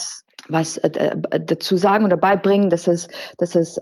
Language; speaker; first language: German; non-native, fluent; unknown